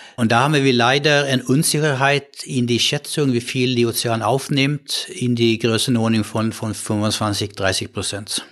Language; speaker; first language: German; non-native, fluent; Swedish